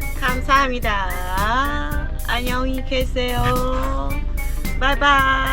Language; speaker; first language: Korean; non-native, learner; Lao